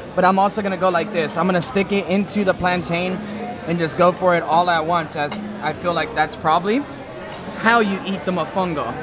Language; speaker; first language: English; native; English